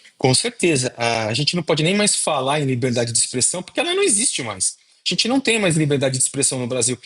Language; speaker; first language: Portuguese; native; Portuguese